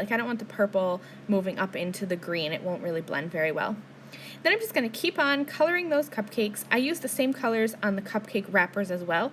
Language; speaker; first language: English; native; English